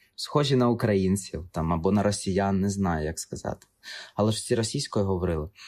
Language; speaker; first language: Ukrainian; non-native, local second language; Russian